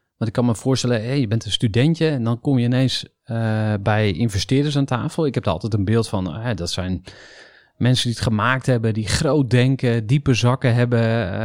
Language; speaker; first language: Dutch; native; Dutch